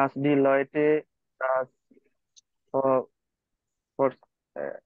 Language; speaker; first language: German; non-native, learner; Bangla